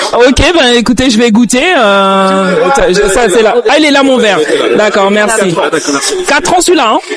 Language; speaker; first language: French; non-native, local second language; Haitian Creole